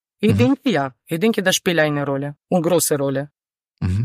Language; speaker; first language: German; non-native, learner; Ukrainian